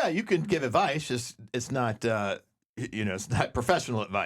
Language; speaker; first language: English; native; English